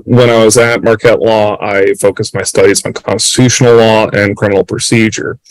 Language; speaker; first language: English; native; English